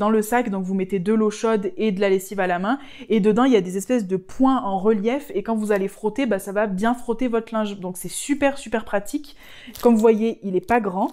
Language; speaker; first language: French; native; French